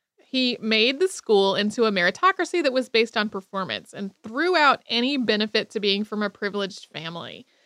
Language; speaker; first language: English; native; English